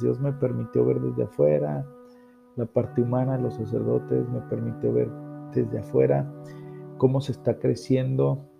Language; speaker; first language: Spanish; native; Spanish